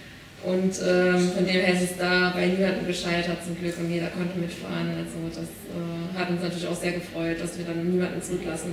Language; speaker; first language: German; native; German